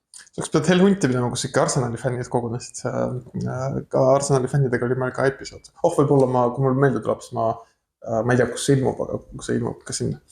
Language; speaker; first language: Estonian; non-native, local second language; Russian